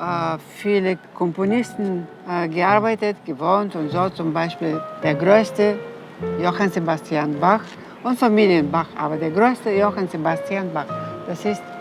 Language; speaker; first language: German; non-native, fluent; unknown